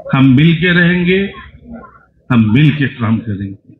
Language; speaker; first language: Hindi; non-native, local second language; Bangla